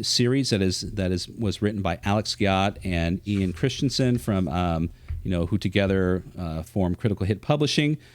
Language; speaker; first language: English; native; English